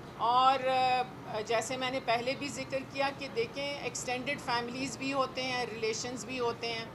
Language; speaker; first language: Urdu; non-native, local second language; Baluchi